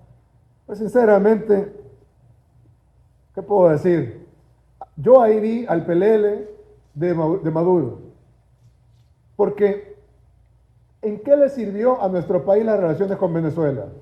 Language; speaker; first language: Spanish; native; Spanish